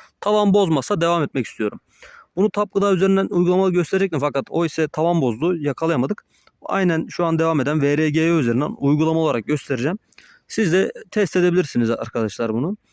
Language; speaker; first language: Turkish; native; Turkish